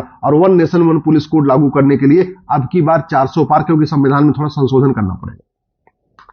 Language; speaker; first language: Hindi; native; Hindi